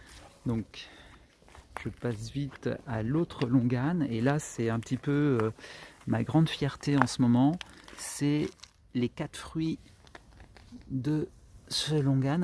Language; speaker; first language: French; native; French